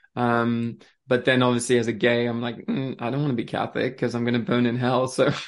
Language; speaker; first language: English; early bilingual, other home language; French